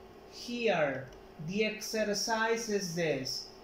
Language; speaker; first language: English; non-native, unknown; Spanish